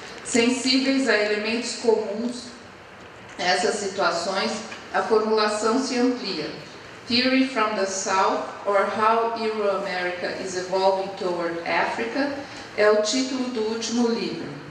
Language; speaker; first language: Portuguese; native; Portuguese